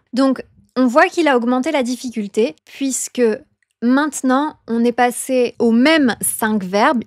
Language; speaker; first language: French; native; French